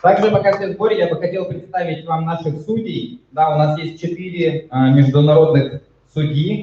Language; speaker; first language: Russian; native; Russian